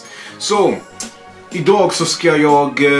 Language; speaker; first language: Swedish; early bilingual, other home language; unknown